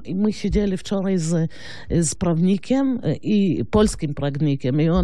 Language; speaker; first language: Polish; non-native, fluent; Lithuanian